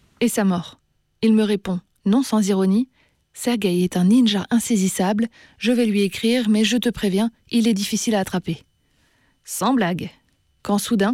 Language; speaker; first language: French; native; French